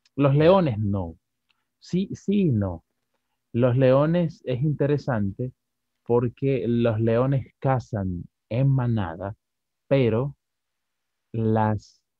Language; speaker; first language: Spanish; native; Spanish